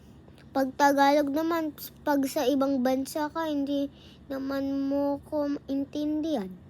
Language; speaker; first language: Filipino; non-native, local second language; English